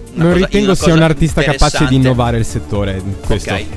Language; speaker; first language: Italian; native; Italian